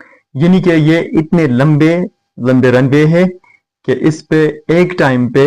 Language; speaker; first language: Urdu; non-native, fluent; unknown